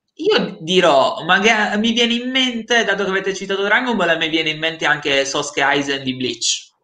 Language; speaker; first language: Italian; native; Italian